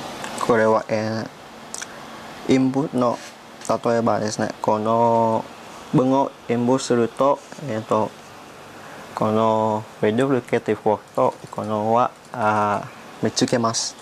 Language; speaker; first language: Japanese; non-native, learner; Vietnamese